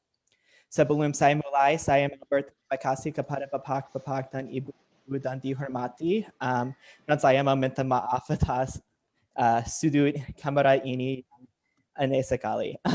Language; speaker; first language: Indonesian; non-native, learner; English